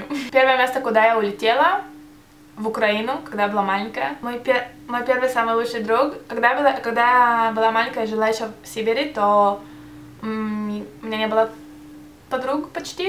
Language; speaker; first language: Russian; early bilingual, heritage; Russian